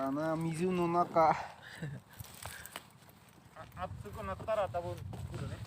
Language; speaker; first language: Japanese; non-native, learner; Bangla